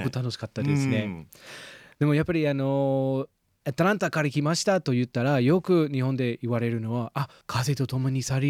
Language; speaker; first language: Japanese; non-native, fluent; English